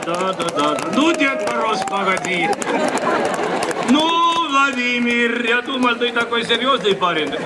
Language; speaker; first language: Russian; non-native, local second language; Estonian